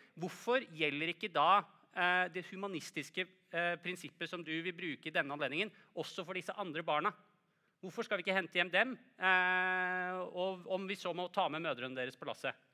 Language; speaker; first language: Norwegian; native; Norwegian